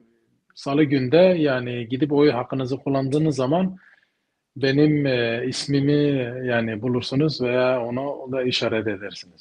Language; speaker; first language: Turkish; early bilingual, heritage; Kurdish